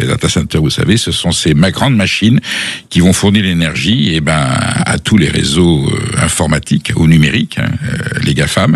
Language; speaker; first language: French; native; French